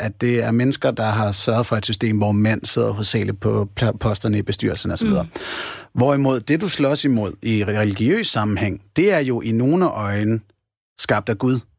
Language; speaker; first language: Danish; native; Danish